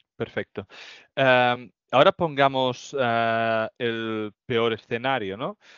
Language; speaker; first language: Spanish; native; Spanish